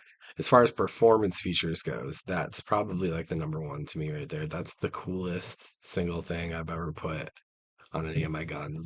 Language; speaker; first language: English; native; English